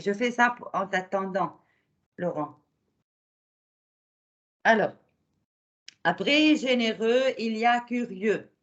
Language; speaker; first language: French; non-native, fluent; Arabic